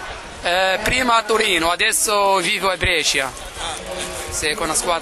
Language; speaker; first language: Italian; non-native, learner; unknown